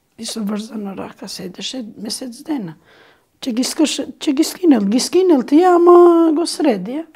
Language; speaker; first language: Macedonian; non-native, local second language; Albanian